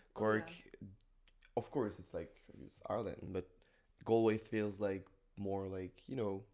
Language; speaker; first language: English; non-native, fluent; French